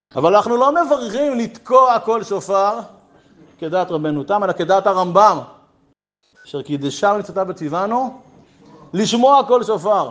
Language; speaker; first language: Hebrew; native; Hebrew